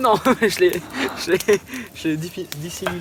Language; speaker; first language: French; native; French